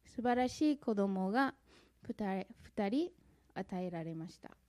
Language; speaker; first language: Japanese; non-native, fluent; English